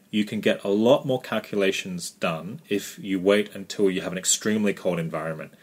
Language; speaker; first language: English; native; English